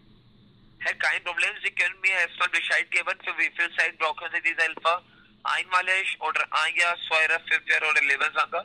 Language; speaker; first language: German; non-native, learner; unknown